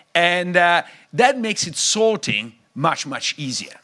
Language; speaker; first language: English; non-native, fluent; Italian